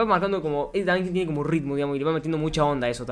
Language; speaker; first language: Spanish; native; Spanish